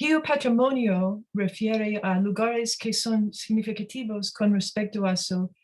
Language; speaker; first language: Spanish; non-native, learner; English